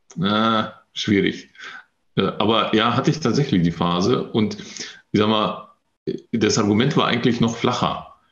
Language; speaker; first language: German; early bilingual, other home language; Russian